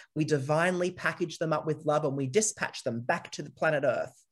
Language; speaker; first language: English; native; English